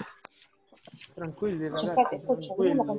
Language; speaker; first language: Italian; non-native, fluent; Spanish